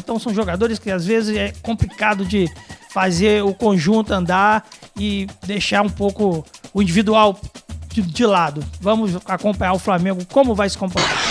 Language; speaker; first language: Portuguese; native; Portuguese